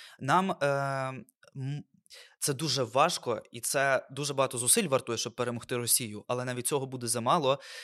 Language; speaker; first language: Ukrainian; non-native, local second language; Russian